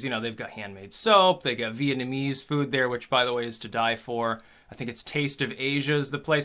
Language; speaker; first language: English; native; English